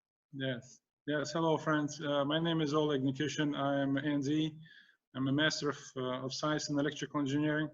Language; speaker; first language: English; non-native, fluent; Russian